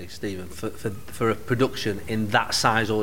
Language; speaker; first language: English; native; English